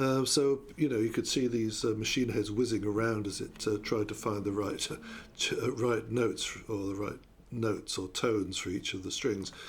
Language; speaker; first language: English; native; English